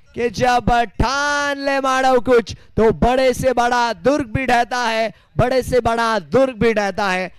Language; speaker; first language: Hindi; non-native, local second language; Marathi